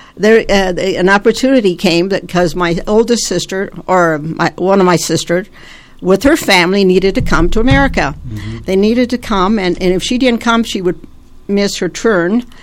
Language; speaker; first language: English; early bilingual, other home language; Italian